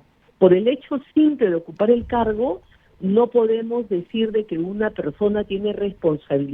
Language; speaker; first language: Spanish; native; Spanish